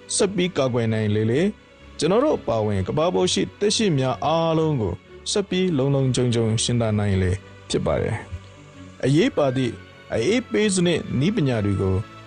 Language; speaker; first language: Burmese; non-native, local second language; Hakha Chin